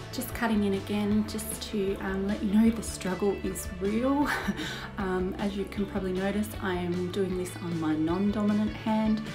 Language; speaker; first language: English; native; English